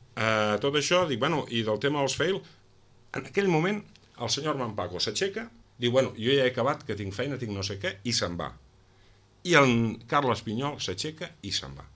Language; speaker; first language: Catalan; non-native, local second language; Spanish